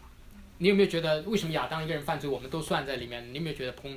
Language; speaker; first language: Chinese; native; Chinese